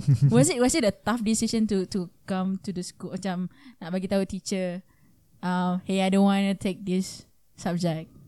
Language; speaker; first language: English; non-native, local second language; Malay